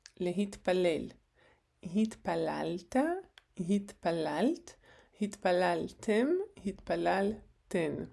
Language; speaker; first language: Hebrew; non-native, fluent; Ukrainian